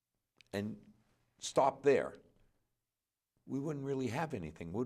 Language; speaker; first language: English; native; English